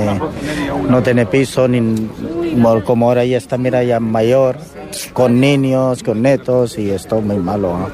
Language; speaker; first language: Spanish; non-native, learner; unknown